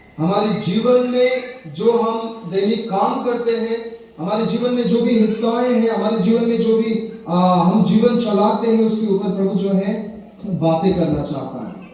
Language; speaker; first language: Hindi; non-native, local second language; Nepali